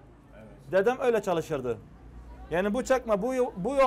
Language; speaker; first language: Turkish; native; Turkish